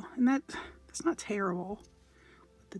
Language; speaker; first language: English; native; English